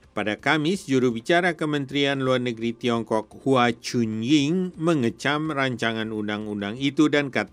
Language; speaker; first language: Indonesian; native; Indonesian